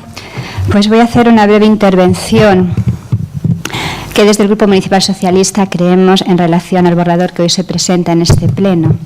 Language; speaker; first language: Spanish; native; Spanish